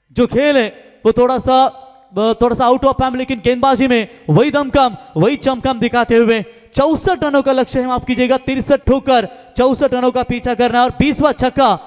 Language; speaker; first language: Hindi; non-native, local second language; Marathi